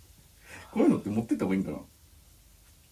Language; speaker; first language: Japanese; native; Japanese